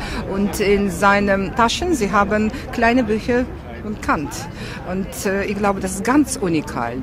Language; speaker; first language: German; non-native, fluent; Russian